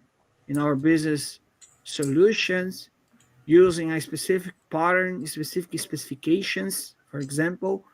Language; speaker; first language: English; non-native, fluent; Portuguese